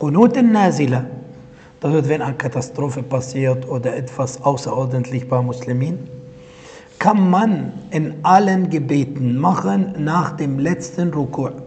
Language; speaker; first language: German; non-native, fluent; Arabic